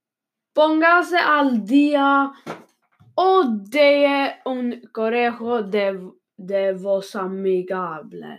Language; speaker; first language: Spanish; non-native, learner; Swedish